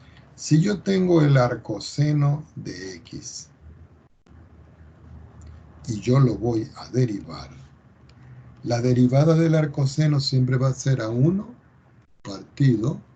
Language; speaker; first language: Spanish; native; Spanish